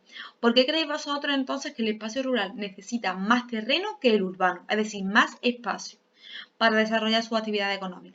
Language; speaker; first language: Spanish; native; Spanish